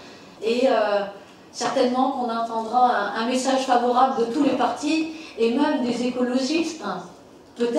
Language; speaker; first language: French; native; French